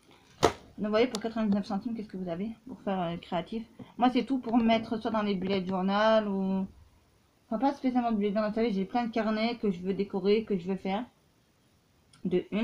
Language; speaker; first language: French; native; French